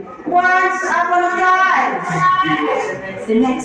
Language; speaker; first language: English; non-native, learner; Indonesian